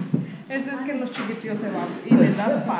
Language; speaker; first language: Spanish; native; Spanish